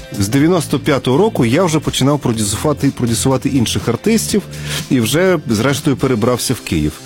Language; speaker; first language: Ukrainian; native; Ukrainian